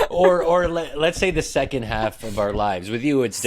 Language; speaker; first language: English; native; English